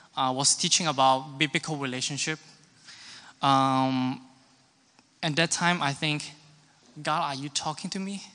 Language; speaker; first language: English; non-native, local second language; Cantonese